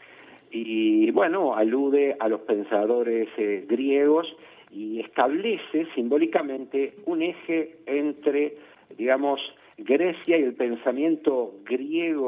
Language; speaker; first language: Spanish; native; Spanish